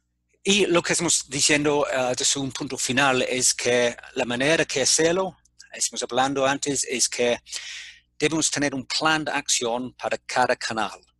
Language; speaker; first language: Spanish; non-native, fluent; English